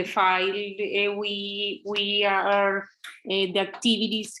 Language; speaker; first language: English; non-native, learner; Spanish